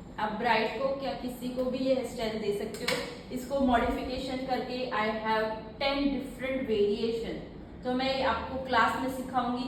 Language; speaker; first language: Hindi; native; Hindi